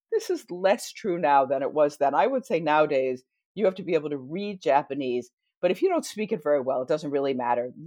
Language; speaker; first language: English; native; English